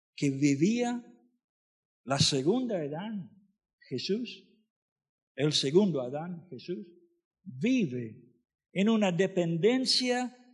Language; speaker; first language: Spanish; non-native, fluent; English